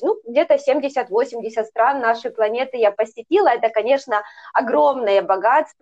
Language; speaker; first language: Russian; native; Russian